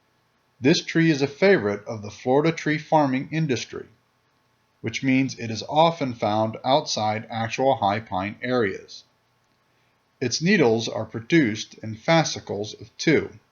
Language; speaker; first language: English; native; English